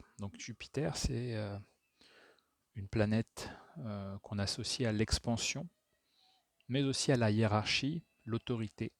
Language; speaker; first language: French; native; French